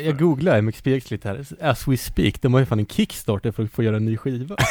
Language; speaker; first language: Swedish; native; Swedish